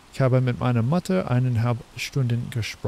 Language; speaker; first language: German; non-native, learner; English